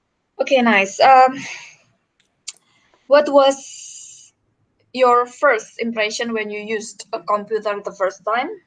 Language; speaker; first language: English; non-native, fluent; Indonesian